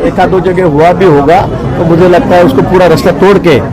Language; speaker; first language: Hindi; non-native, local second language; Marathi